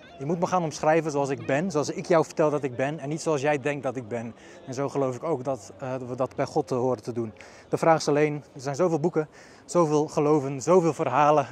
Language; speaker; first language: Dutch; early bilingual, other home language; Bosnian